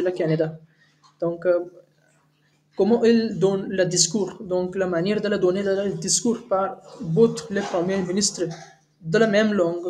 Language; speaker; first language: French; non-native, learner; Hindi